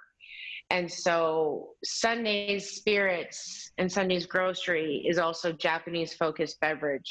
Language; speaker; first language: English; native; English